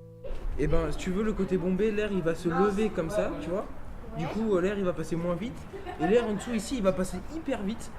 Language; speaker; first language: French; native; French